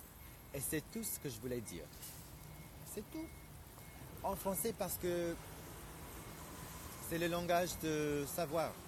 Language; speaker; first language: French; non-native, fluent; English